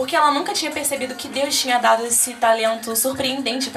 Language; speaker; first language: Portuguese; native; Portuguese